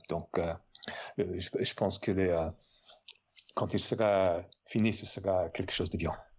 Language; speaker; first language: French; non-native, fluent; English